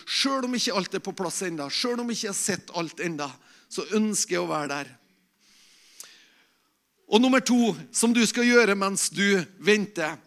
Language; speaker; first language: Norwegian; native; Norwegian